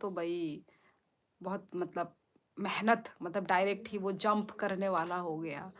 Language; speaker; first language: Hindi; non-native, local second language; Kok Borok